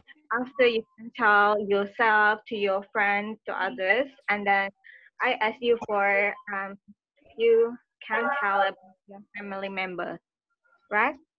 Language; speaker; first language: English; non-native, fluent; Indonesian